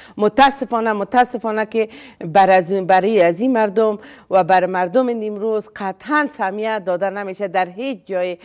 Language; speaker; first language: Persian; non-native, local second language; Baluchi